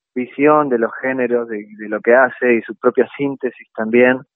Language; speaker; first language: Spanish; native; Spanish